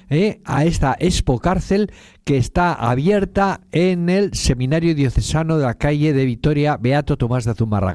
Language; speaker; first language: Spanish; native; Spanish